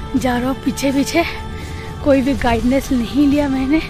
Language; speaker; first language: Hindi; non-native, local second language; Bangla